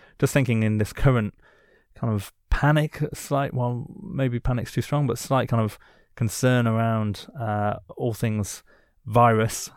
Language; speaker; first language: English; native; English